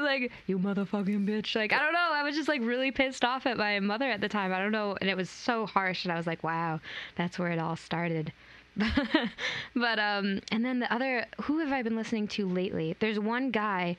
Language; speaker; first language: English; native; English